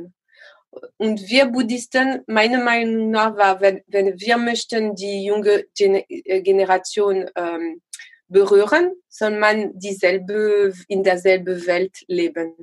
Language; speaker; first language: German; non-native, learner; French